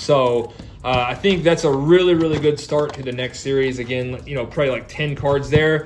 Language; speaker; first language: English; native; English